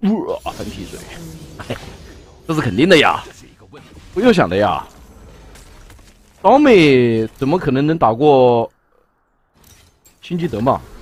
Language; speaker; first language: Chinese; native; Chinese